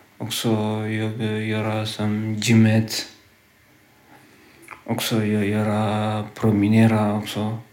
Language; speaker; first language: Swedish; non-native, learner; Tigrinya